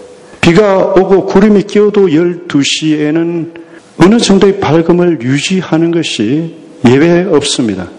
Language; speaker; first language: Korean; native; Korean